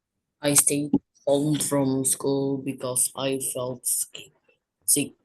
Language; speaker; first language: English; non-native, learner; Indonesian